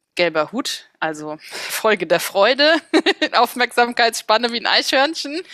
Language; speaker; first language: German; native; German